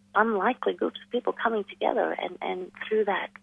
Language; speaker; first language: English; non-native, local second language; Hindi